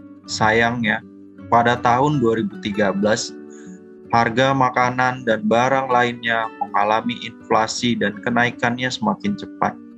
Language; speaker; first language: Indonesian; non-native, fluent; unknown